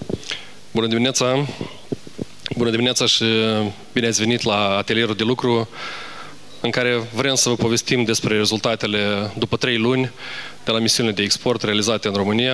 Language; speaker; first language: Romanian; native; Romanian